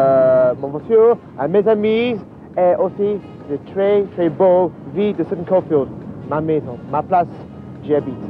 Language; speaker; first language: French; non-native, learner; English